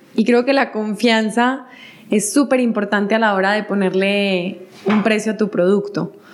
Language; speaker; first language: Spanish; native; Spanish